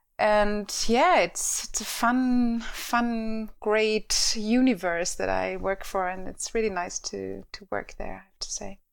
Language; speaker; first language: English; non-native, fluent; German